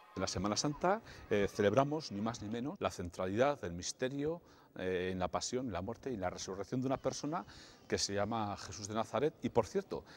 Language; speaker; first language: Spanish; native; Spanish